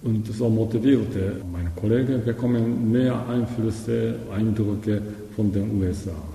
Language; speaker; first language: German; non-native, learner; Japanese